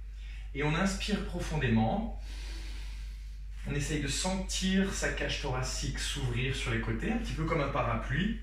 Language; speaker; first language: French; native; French